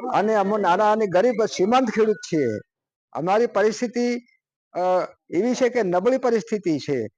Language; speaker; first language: Gujarati; non-native, local second language; Bhili